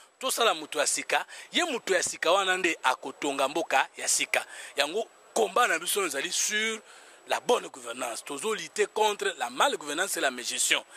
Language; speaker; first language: Lingala; non-native, local second language; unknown